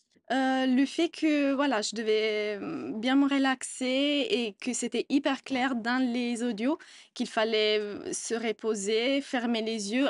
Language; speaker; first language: French; non-native, fluent; Italian